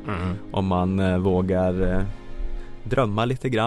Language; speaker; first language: Swedish; native; Swedish